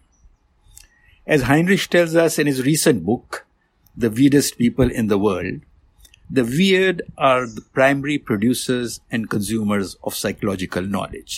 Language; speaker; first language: English; non-native, local second language; Hindi